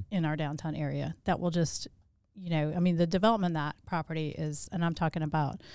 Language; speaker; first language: English; native; English